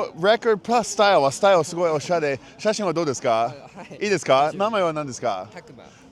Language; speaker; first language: Japanese; non-native, learner; English